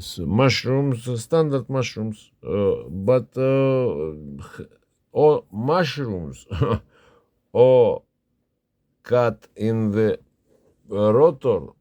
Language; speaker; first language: English; non-native, learner; Russian